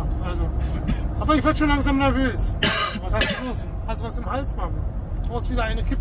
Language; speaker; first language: German; native; German